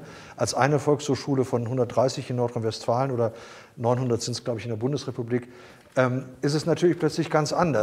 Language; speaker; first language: German; native; German